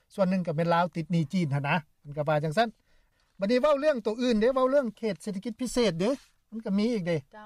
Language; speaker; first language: Lao; native; Lao